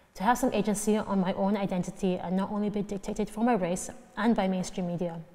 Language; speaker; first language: English; native; English